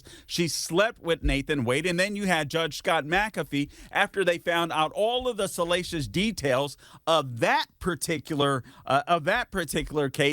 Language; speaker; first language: English; native; English